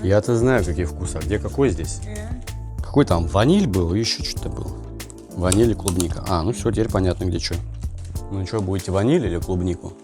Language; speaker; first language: Russian; native; Russian